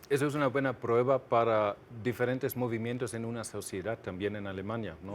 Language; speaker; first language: Spanish; non-native, fluent; German